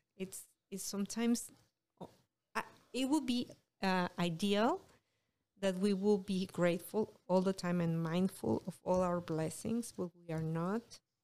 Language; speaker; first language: English; non-native, fluent; Spanish